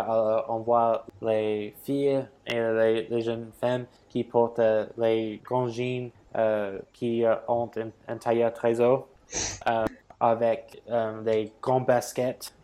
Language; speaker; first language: French; non-native, fluent; English